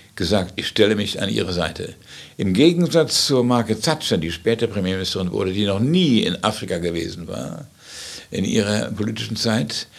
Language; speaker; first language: German; native; German